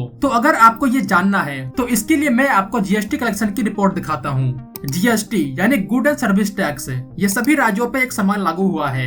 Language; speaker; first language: Hindi; native; Hindi